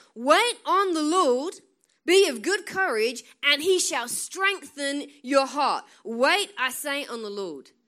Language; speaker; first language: English; native; English